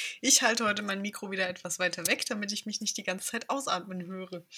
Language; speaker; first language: German; native; German